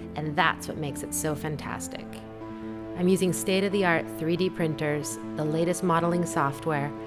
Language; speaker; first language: English; native; English